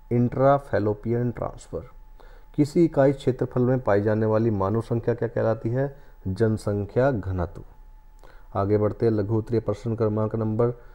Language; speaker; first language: Hindi; native; Hindi